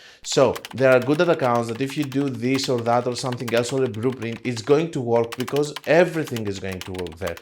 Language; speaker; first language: English; non-native, fluent; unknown